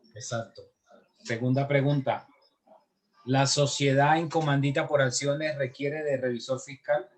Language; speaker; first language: Spanish; native; Spanish